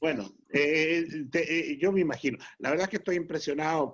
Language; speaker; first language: Spanish; native; Spanish